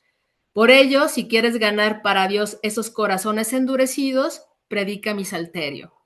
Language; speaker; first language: Spanish; native; Spanish